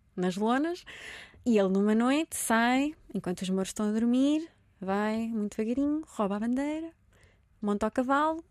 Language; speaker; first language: Portuguese; native; Portuguese